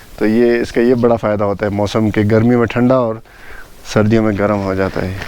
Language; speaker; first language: Urdu; non-native, local second language; Pashto